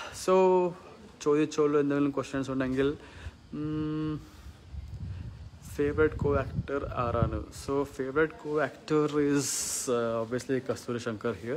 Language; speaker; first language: Malayalam; early bilingual, heritage; Malayalam